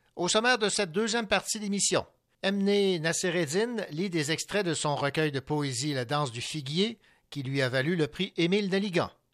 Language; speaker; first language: French; native; French